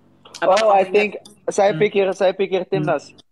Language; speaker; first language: Indonesian; non-native, learner; Dutch